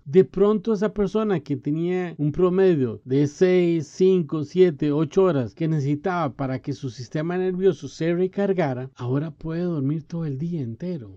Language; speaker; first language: Spanish; native; Spanish